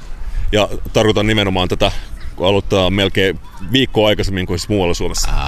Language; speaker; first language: Finnish; native; Finnish